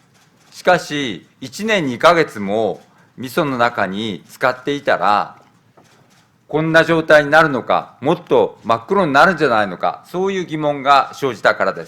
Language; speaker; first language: Japanese; native; Japanese